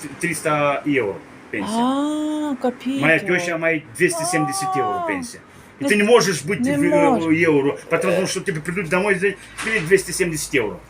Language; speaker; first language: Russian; early bilingual, heritage; Russian